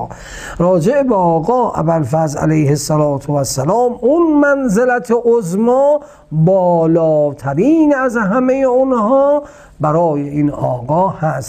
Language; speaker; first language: Persian; native; Persian